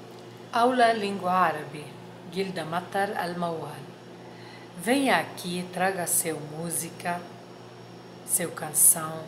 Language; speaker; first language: Portuguese; non-native, fluent; Arabic